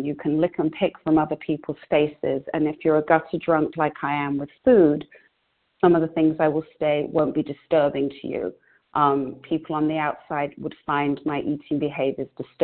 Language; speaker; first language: English; native; English